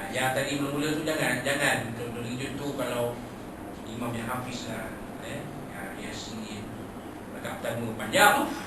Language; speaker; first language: Malay; native; Malay